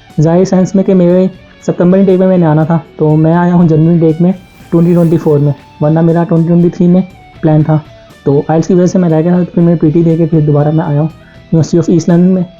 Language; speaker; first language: Urdu; non-native, local second language; Punjabi